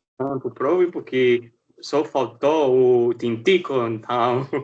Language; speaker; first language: Portuguese; non-native, learner; Spanish